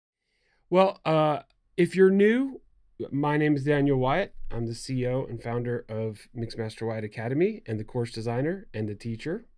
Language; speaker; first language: English; native; English